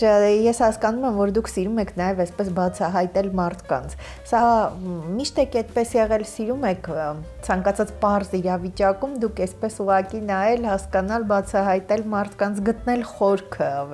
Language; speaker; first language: Armenian; native; Armenian